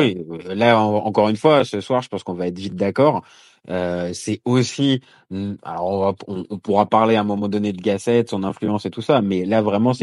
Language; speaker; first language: French; native; French